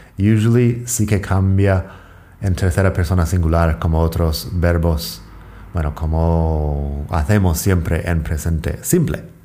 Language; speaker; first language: Spanish; non-native, fluent; English